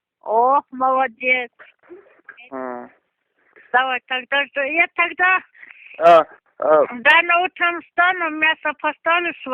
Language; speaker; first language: Russian; non-native, local second language; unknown